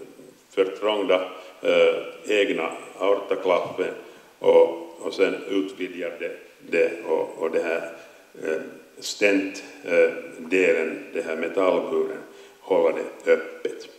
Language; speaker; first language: Swedish; non-native, local second language; Finnish